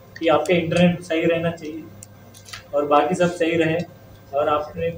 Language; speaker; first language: Hindi; non-native, local second language; Marathi